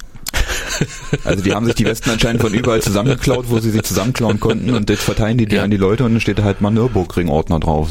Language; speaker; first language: German; native; German